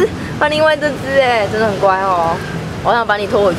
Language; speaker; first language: Chinese; native; Chinese